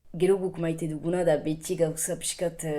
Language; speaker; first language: Basque; native; Basque